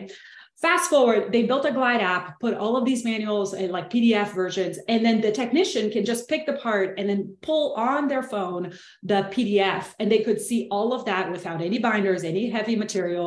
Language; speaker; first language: English; non-native, fluent; Portuguese